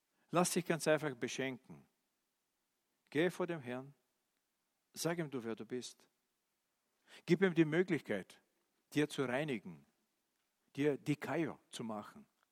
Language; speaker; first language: German; non-native, fluent; Bulgarian